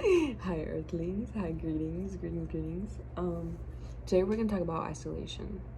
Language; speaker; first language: English; native; English